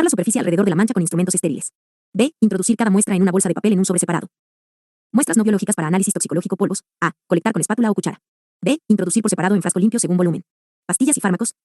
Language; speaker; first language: Spanish; native; Spanish